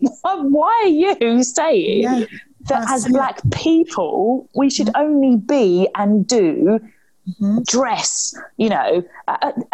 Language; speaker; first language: English; native; English